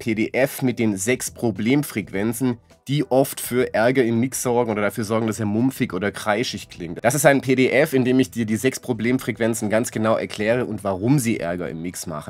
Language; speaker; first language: German; native; German